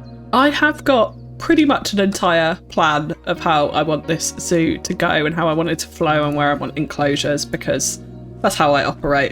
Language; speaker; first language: English; native; English